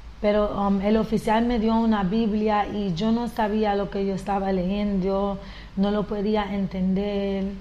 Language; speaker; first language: Spanish; early bilingual, heritage; Spanish